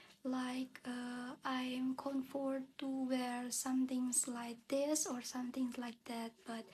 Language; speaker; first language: English; non-native, learner; Indonesian